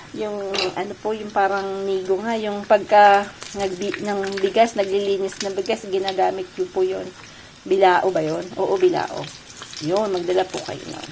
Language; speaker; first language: Filipino; non-native, local second language; Bikol